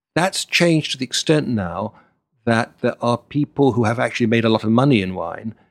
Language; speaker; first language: English; native; English